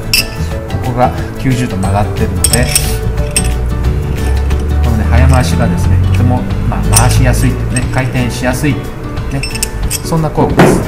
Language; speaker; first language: Japanese; native; Japanese